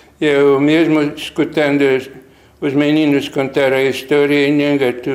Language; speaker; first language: Portuguese; non-native, fluent; Lithuanian